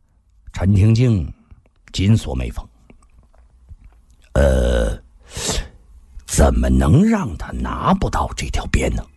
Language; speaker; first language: Chinese; native; Chinese